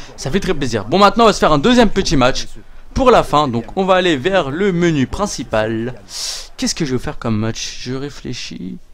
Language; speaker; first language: French; native; French